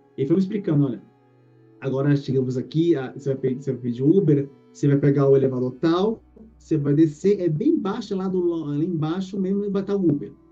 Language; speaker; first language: Portuguese; native; Portuguese